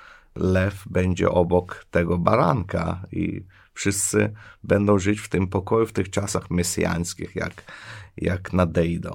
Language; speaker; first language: Polish; non-native, fluent; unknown